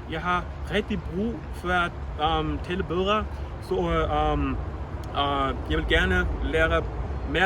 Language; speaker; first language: Danish; non-native, learner; English